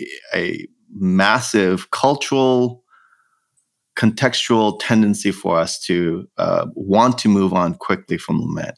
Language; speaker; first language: English; native; English